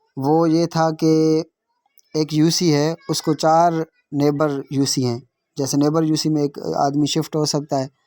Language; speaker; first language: Urdu; non-native, local second language; Sindhi